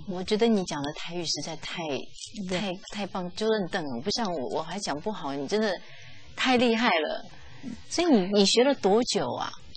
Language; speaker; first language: Chinese; native; Chinese